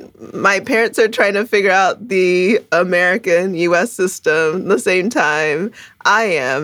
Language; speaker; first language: English; early bilingual, other home language; Akan